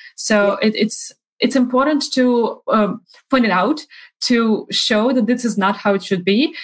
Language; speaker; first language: English; non-native, fluent; Ukrainian